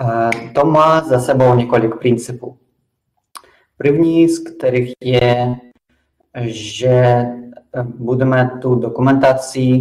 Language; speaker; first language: Czech; non-native, fluent; Russian